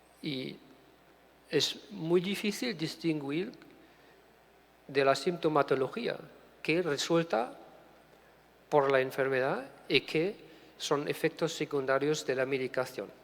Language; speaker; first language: Spanish; non-native, fluent; German